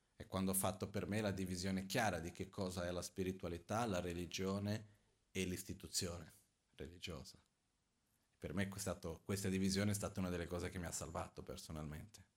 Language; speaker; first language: Italian; non-native, fluent; Portuguese